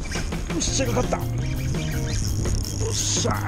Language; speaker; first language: Japanese; native; Japanese